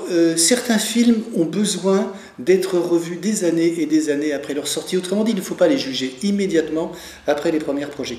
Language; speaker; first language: French; native; French